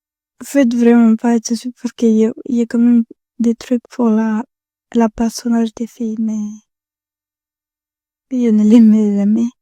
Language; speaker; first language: French; non-native, learner; Spanish